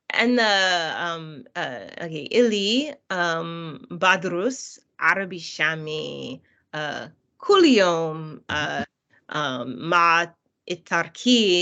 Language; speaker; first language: Arabic; non-native, learner; English